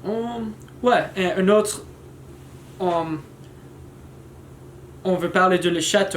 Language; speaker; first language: French; non-native, learner; English